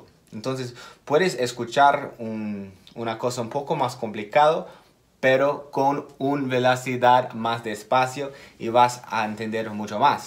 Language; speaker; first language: Spanish; non-native, fluent; English